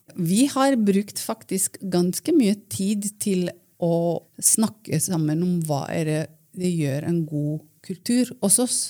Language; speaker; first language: Norwegian; non-native, fluent; Romanian